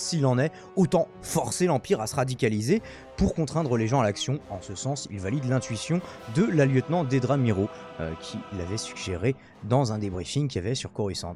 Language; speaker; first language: French; native; French